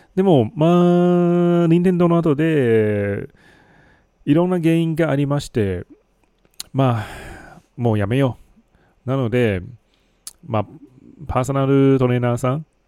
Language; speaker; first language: Japanese; non-native, fluent; Chinese